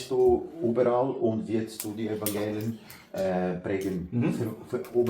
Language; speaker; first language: German; non-native, learner; Portuguese